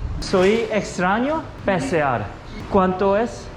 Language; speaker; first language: Spanish; non-native, learner; Korean